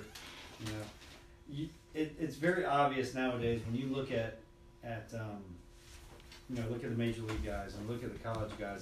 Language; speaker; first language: English; native; English